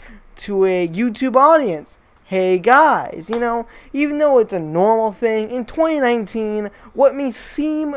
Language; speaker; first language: English; native; English